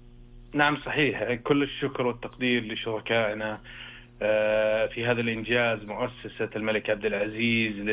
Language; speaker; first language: Arabic; native; Arabic